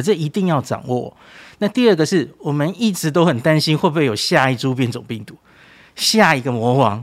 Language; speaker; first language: Chinese; native; Chinese